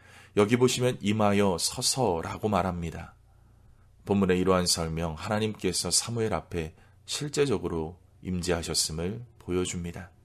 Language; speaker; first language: Korean; native; Korean